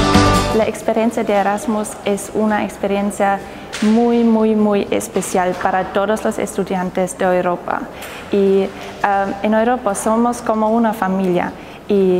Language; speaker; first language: Spanish; non-native, fluent; German